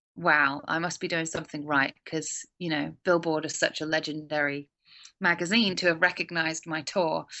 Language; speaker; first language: English; native; English